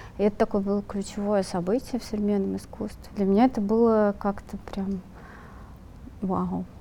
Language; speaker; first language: Russian; native; Russian